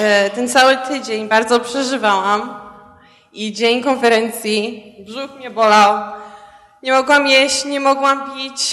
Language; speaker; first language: Polish; early bilingual, heritage; Polish